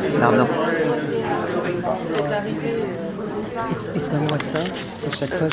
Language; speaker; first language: French; non-native, fluent; Portuguese